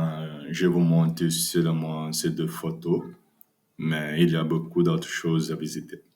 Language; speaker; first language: French; non-native, learner; Portuguese